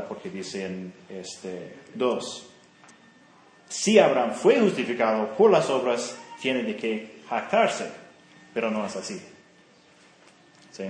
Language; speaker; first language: Spanish; non-native, fluent; English